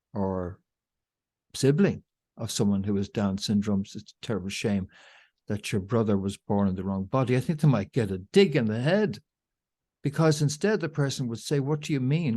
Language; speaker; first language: English; native; English